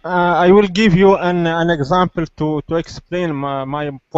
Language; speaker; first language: English; non-native, learner; Arabic